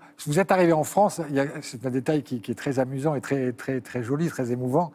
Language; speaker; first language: French; native; French